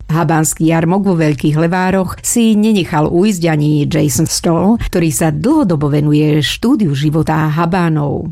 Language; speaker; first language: Slovak; native; Slovak